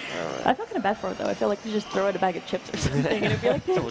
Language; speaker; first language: English; native; English